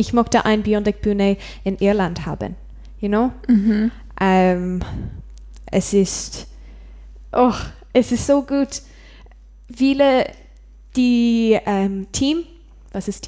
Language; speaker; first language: German; non-native, learner; English